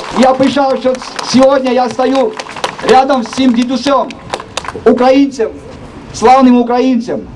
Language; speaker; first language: Ukrainian; non-native, fluent; Georgian